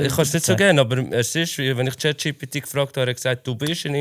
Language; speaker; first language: German; native; German